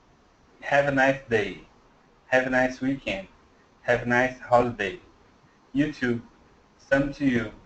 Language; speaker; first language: English; non-native, learner; Portuguese